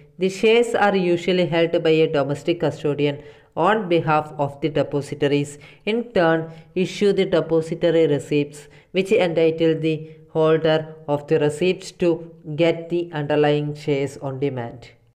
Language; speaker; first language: English; non-native, local second language; Malayalam